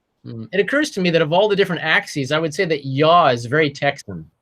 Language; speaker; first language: English; native; English